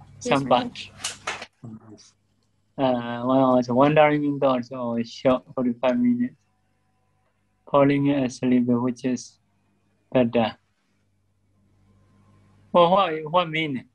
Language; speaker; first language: English; non-native, learner; Burmese